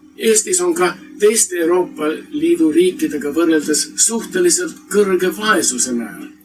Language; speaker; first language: Estonian; early bilingual, heritage; Estonian